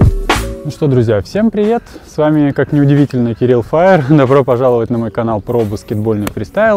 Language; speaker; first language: Russian; native; Russian